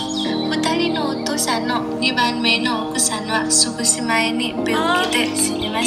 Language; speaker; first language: Japanese; non-native, learner; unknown